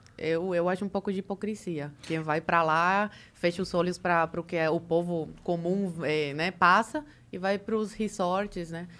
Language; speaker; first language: Portuguese; early bilingual, other home language; Spanish